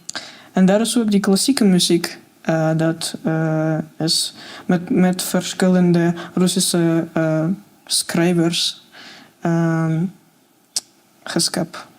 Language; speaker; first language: Afrikaans; non-native, fluent; Russian